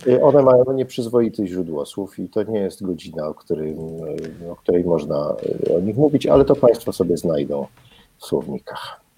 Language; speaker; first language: Polish; native; Polish